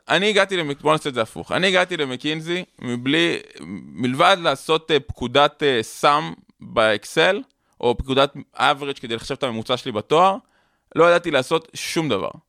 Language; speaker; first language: Hebrew; native; Hebrew